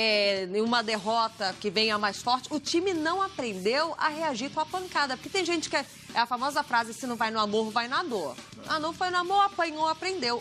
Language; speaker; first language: Portuguese; native; Portuguese